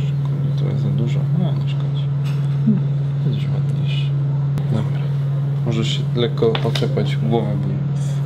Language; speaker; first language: Polish; native; Polish